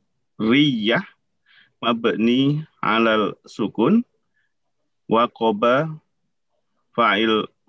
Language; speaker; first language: Arabic; non-native, learner; Indonesian